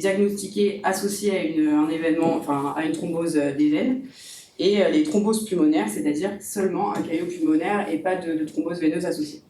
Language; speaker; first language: French; native; French